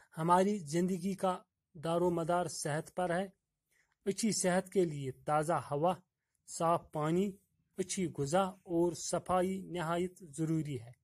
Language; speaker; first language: Urdu; non-native, local second language; Kashmiri